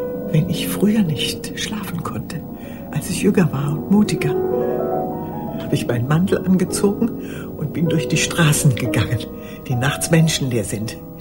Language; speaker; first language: German; native; German